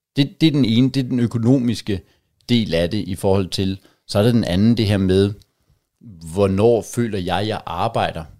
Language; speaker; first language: Danish; native; Danish